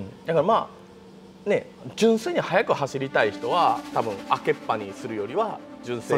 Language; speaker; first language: Japanese; native; Japanese